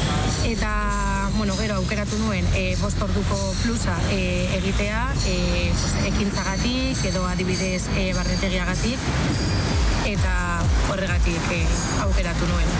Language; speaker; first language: Basque; non-native, local second language; Spanish